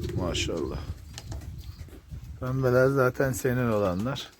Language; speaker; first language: Turkish; native; Turkish